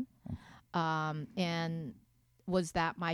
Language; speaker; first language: English; non-native, fluent; Japanese